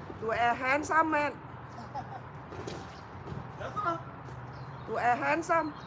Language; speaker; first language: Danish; non-native, learner; Thai